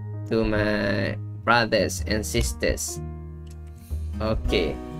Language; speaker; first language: English; non-native, local second language; Malay